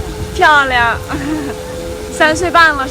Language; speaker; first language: Chinese; native; Chinese